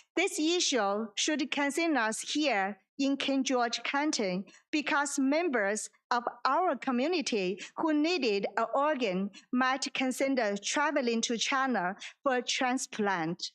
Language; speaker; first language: English; non-native, fluent; Chinese